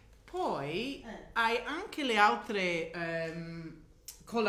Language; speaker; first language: Italian; non-native, fluent; English